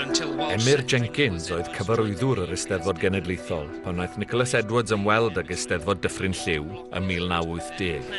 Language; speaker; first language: Welsh; native; Welsh